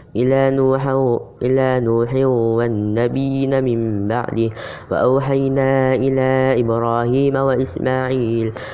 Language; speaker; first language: Arabic; non-native, learner; Indonesian